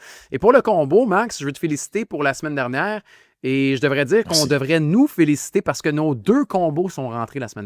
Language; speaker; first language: French; native; French